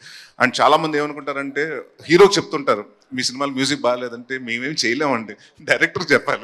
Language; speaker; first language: Telugu; native; Telugu